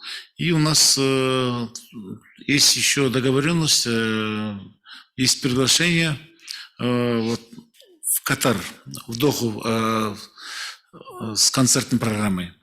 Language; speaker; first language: Russian; non-native, local second language; Kazakh